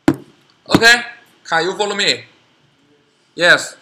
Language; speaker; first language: English; non-native, learner; Chinese